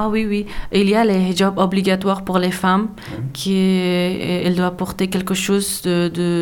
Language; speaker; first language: French; non-native, learner; Persian